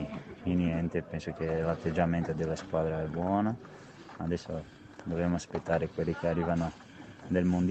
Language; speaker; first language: Italian; non-native, fluent; Portuguese